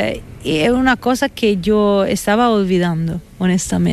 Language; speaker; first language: Spanish; non-native, fluent; Italian